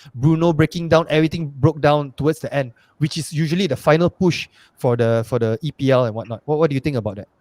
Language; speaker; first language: English; non-native, local second language; Malay